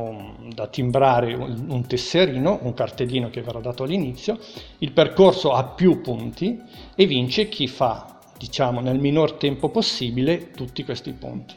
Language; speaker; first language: Italian; native; Italian